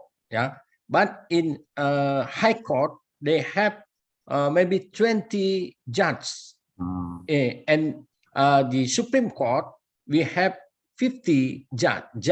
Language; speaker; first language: English; non-native, learner; Indonesian